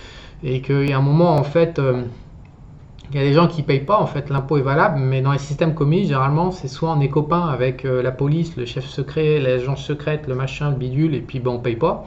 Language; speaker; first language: French; native; French